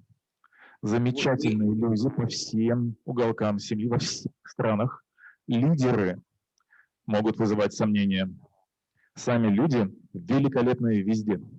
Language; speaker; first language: Russian; native; Russian